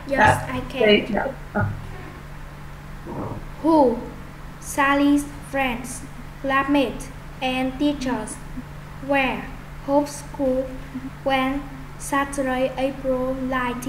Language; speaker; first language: English; non-native, learner; Vietnamese